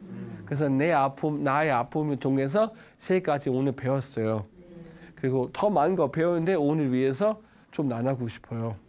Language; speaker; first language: Korean; non-native, learner; Danish